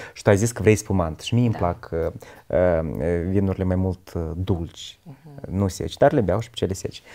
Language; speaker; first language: Romanian; native; Romanian